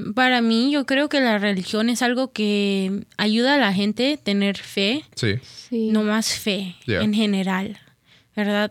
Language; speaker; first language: Spanish; early bilingual, heritage; Spanish